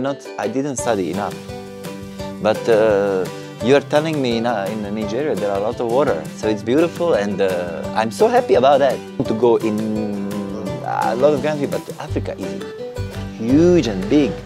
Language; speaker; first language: English; non-native, learner; Italian